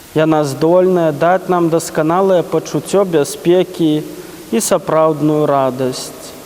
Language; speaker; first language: Belarusian; native; Belarusian